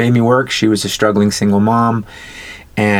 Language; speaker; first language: English; native; English